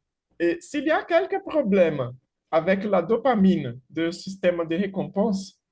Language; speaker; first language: French; non-native, fluent; Portuguese